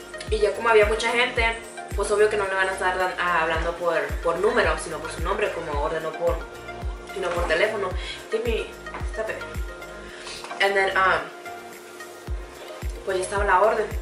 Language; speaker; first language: Spanish; early bilingual, heritage; Spanish